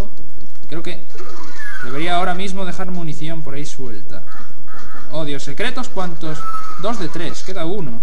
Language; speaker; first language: Spanish; native; Spanish